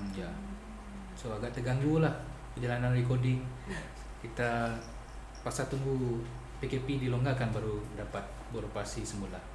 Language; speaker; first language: Malay; native; Malay